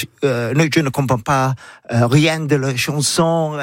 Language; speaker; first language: French; non-native, learner; English